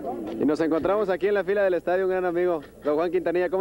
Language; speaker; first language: Spanish; native; Spanish